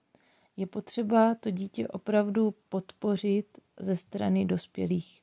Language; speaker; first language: Czech; native; Czech